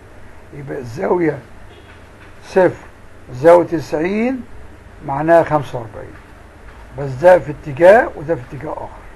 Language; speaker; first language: Arabic; native; Arabic